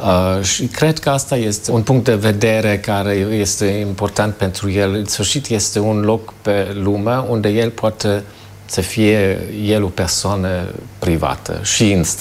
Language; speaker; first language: Romanian; non-native, fluent; German